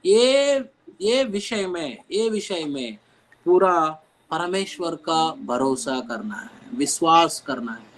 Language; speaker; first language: Hindi; non-native, local second language; Telugu